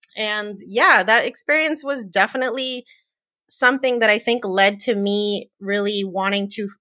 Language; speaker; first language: English; early bilingual, other home language; Spanish